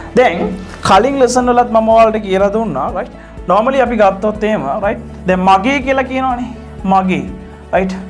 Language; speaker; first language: Sinhala; non-native, local second language; Tamil